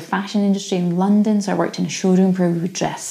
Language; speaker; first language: English; native; English